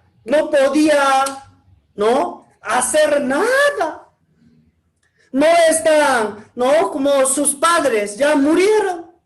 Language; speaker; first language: Spanish; non-native, learner; Korean